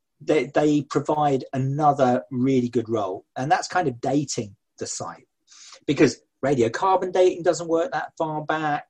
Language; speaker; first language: English; native; English